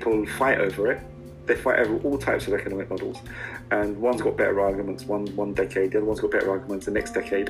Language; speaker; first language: English; non-native, local second language; Urdu